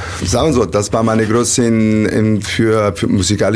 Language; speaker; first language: German; non-native, learner; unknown